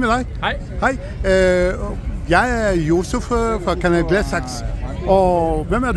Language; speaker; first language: Danish; non-native, fluent; Pashto